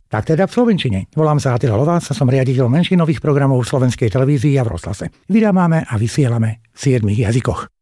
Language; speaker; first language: Slovak; non-native, local second language; Hungarian